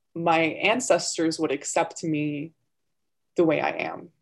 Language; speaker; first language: English; early bilingual, other home language; Armenian